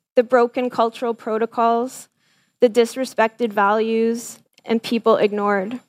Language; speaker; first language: English; native; English